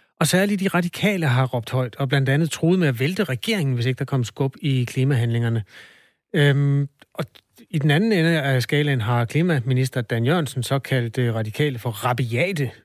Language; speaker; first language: Danish; native; Danish